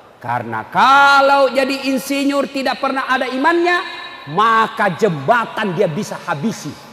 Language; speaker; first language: Indonesian; native; Indonesian